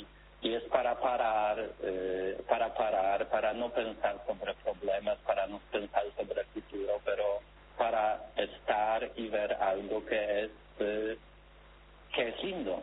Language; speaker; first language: Spanish; non-native, fluent; Polish